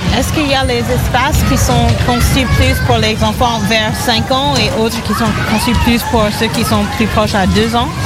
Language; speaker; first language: French; non-native, fluent; English